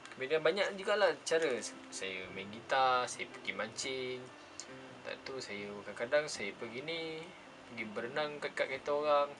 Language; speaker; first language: Malay; native; Malay